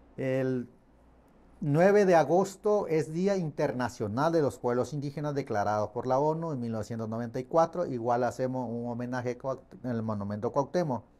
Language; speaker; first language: Spanish; non-native, fluent; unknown